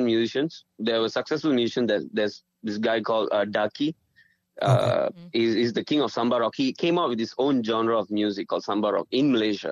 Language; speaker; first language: English; non-native, local second language; Tamil